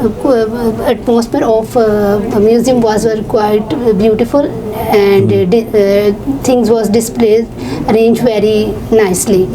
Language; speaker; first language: English; non-native, learner; Urdu